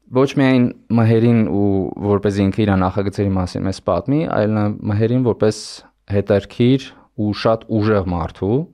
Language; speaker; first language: Armenian; native; Armenian